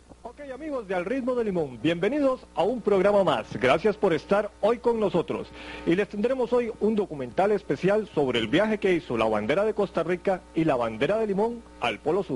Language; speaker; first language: Spanish; native; Spanish